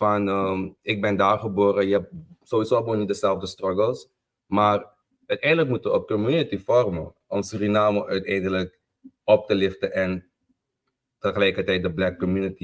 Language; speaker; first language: Dutch; native; Dutch